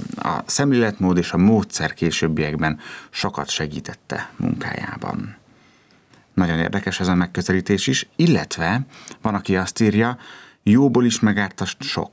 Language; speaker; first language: Hungarian; native; Hungarian